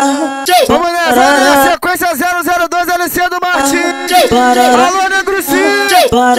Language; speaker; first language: Portuguese; native; Portuguese